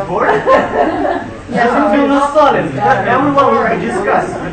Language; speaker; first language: English; non-native, learner; Russian